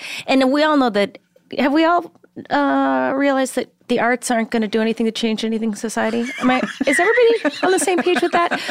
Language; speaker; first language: English; native; English